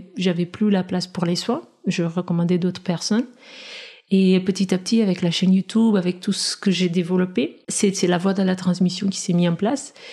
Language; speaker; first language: French; non-native, fluent; Portuguese